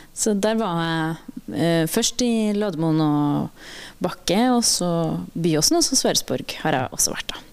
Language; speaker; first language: Norwegian; native; Norwegian